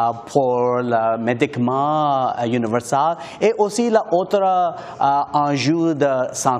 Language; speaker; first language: French; non-native, learner; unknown